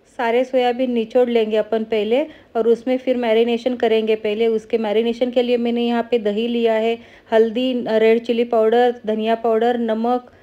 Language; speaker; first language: Hindi; non-native, local second language; Marathi